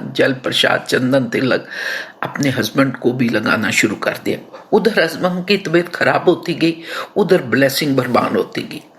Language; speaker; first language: Hindi; non-native, local second language; Punjabi